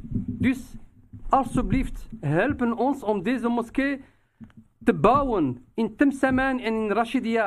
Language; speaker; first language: Dutch; non-native, local second language; Riffian